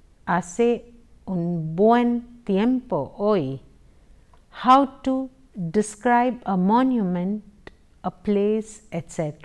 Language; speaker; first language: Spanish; non-native, fluent; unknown